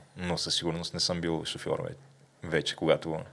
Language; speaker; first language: Bulgarian; native; Bulgarian